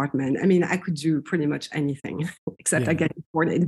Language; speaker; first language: English; non-native, fluent; French